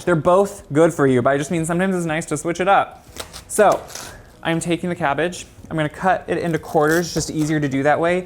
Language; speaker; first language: English; native; English